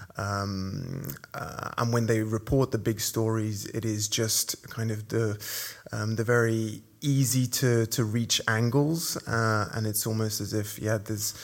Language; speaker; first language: English; native; English